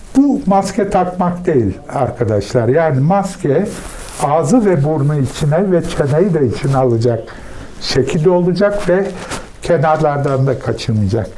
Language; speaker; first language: Turkish; native; Turkish